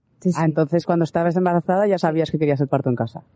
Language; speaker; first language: Spanish; native; Spanish